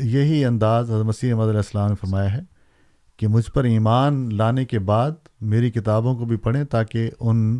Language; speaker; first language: Urdu; native; Urdu